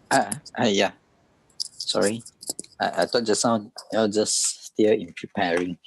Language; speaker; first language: English; non-native, local second language; Chinese